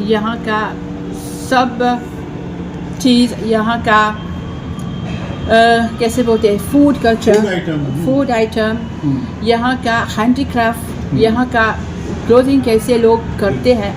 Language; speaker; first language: Hindi; non-native, fluent; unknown